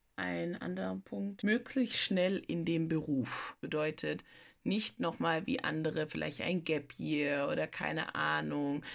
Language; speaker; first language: German; early bilingual, other home language; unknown